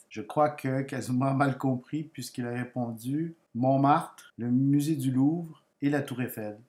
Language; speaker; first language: French; non-native, fluent; Spanish